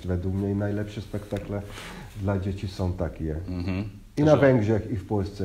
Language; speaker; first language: Polish; non-native, fluent; Hungarian